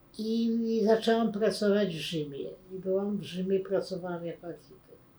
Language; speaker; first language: Polish; native; Polish